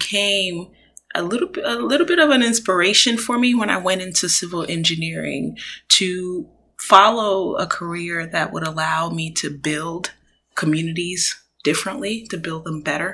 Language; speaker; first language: English; early bilingual, other home language; Akan